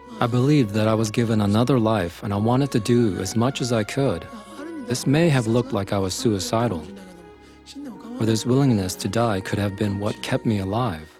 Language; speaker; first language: English; non-native, learner; Japanese